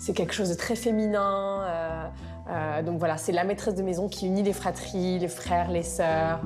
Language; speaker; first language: French; native; French